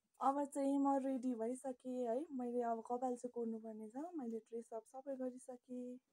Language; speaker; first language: Nepali; non-native, local second language; Limbu